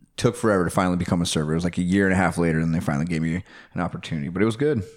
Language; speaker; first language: English; native; English